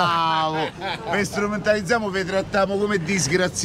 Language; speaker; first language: Italian; native; Italian